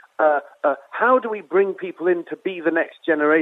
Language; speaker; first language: English; native; English